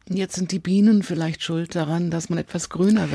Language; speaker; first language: German; native; German